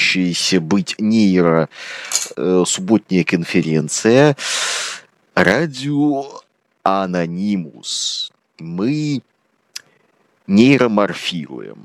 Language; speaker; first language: Russian; native; Russian